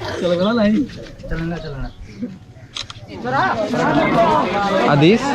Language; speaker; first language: English; non-native, learner; Polish